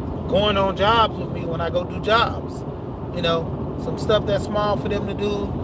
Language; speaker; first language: English; native; English